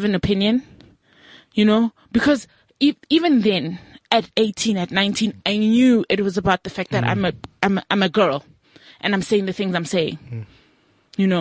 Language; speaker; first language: English; non-native, local second language; Tswana